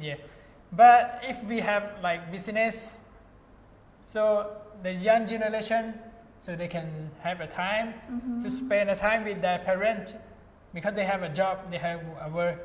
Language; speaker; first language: English; non-native, fluent; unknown